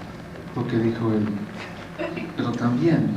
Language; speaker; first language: Spanish; non-native, fluent; English